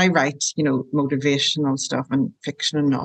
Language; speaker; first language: English; native; English